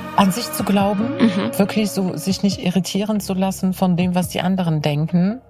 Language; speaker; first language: German; non-native, fluent; Arabic